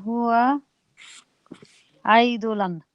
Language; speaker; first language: Arabic; non-native, learner; English